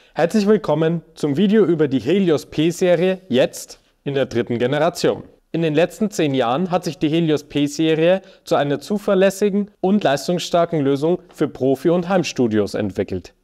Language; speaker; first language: German; native; German